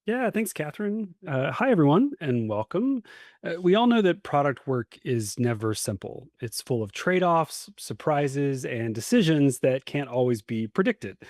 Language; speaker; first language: English; native; English